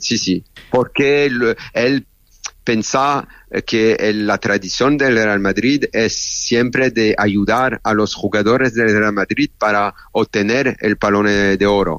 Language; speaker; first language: Spanish; non-native, learner; French